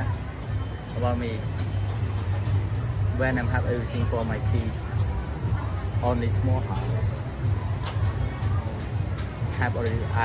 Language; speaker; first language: English; non-native, learner; Khmer